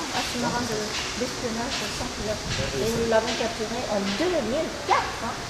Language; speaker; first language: French; non-native, fluent; Korean